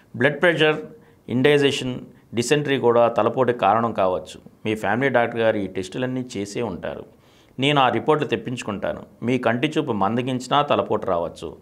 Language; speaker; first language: Telugu; native; Telugu